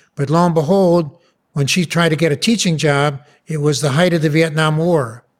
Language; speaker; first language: English; early bilingual, other home language; Yiddish